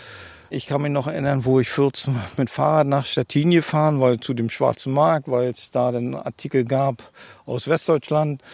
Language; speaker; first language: German; native; German